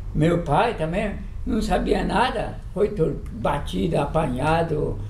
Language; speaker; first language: Portuguese; non-native, fluent; Japanese